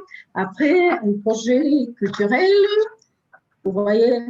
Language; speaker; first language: French; non-native, fluent; Russian